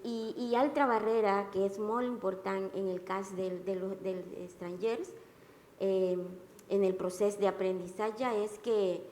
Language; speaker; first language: Catalan; non-native, learner; Spanish